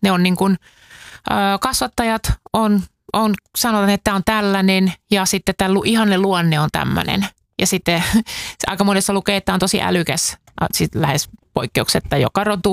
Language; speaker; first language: Finnish; native; Finnish